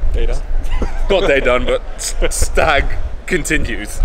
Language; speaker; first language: English; native; English